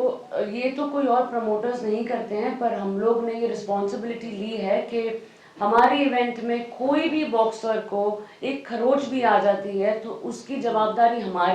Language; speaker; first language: Hindi; native; Hindi